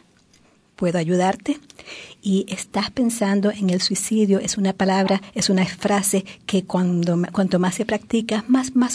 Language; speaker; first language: Spanish; native; Spanish